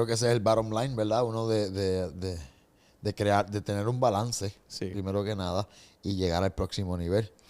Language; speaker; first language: Spanish; native; Spanish